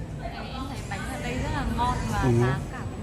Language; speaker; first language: Vietnamese; native; Vietnamese